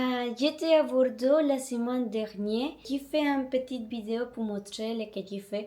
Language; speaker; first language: French; non-native, learner; Spanish